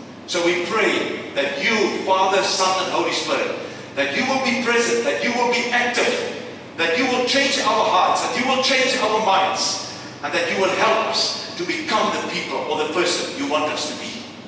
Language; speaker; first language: English; non-native, local second language; Afrikaans